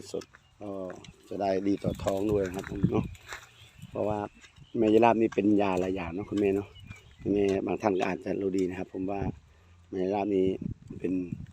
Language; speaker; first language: Thai; non-native, local second language; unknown